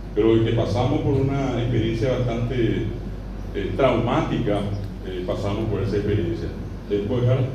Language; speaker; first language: Spanish; non-native, local second language; Guarani